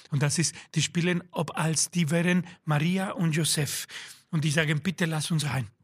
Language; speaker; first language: German; non-native, fluent; Spanish